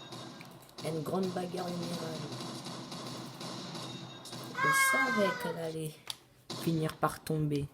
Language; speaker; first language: French; native; French